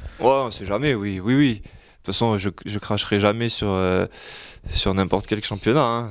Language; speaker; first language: French; native; French